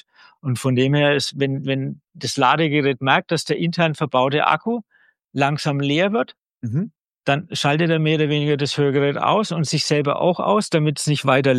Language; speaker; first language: German; native; German